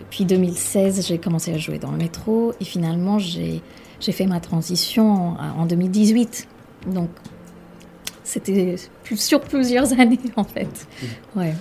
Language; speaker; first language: French; non-native, fluent; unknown